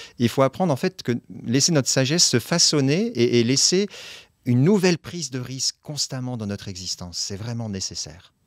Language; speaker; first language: French; native; French